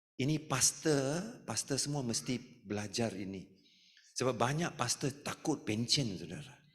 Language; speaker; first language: Malay; non-native, local second language; Tamil